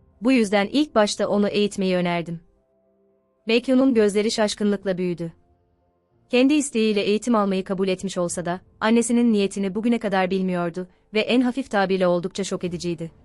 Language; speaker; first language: Turkish; native; Turkish